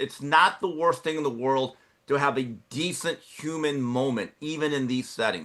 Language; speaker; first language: English; native; English